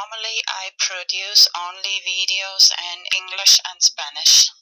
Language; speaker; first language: English; non-native, fluent; Spanish